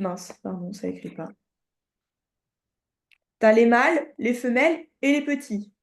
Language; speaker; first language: French; native; French